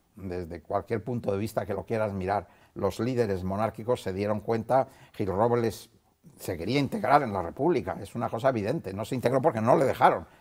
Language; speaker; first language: Spanish; native; Spanish